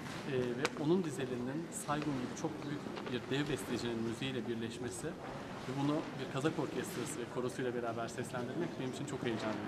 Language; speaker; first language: Turkish; native; Turkish